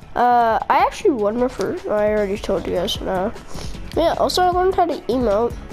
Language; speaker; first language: English; native; English